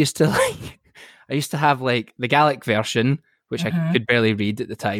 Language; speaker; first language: English; native; English